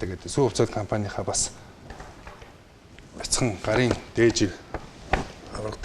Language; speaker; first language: Mongolian; native; Mongolian